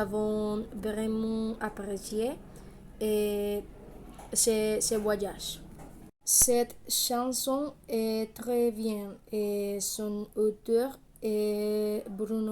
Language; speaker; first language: French; non-native, learner; Spanish